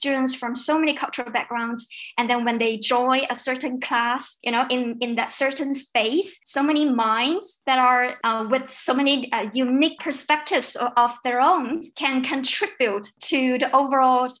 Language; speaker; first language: English; non-native, fluent; Cantonese